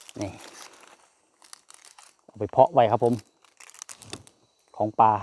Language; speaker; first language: Thai; non-native, local second language; Northeastern Thai